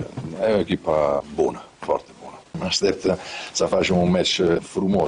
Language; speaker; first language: Romanian; non-native, fluent; Italian